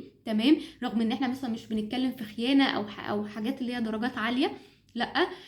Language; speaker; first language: Arabic; native; Arabic